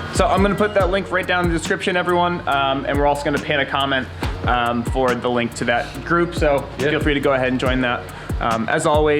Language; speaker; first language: English; native; English